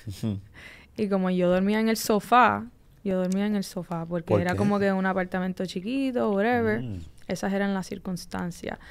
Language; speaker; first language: Spanish; early bilingual, heritage; Spanish